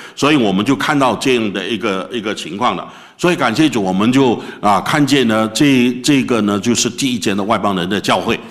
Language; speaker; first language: Chinese; native; Chinese